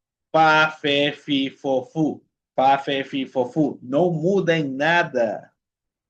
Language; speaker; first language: Portuguese; non-native, fluent; Spanish